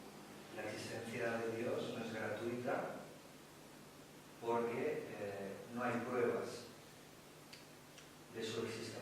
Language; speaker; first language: Spanish; native; Spanish